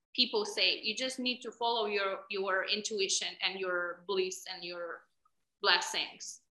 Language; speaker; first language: English; non-native, fluent; Ukrainian